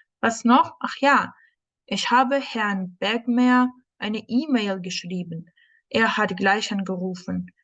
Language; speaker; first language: German; non-native, fluent; Ukrainian